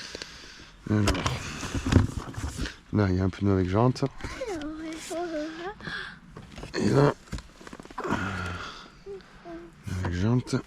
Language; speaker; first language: French; native; French